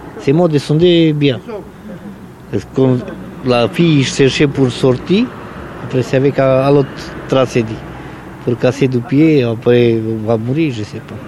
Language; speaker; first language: French; non-native, learner; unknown